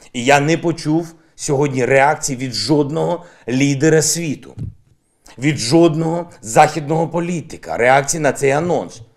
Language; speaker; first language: Ukrainian; non-native, local second language; Russian